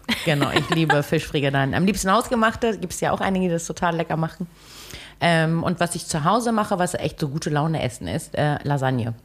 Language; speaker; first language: German; early bilingual, other home language; Turkish